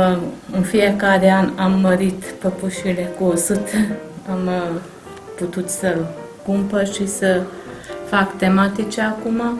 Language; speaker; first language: Romanian; non-native, local second language; Hungarian